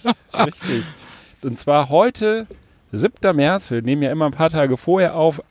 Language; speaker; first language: German; native; German